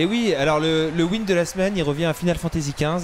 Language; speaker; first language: French; native; French